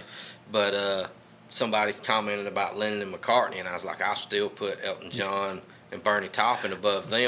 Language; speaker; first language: English; native; English